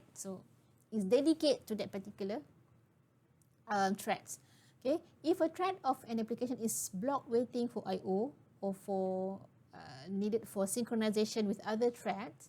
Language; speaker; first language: English; non-native, local second language; Malay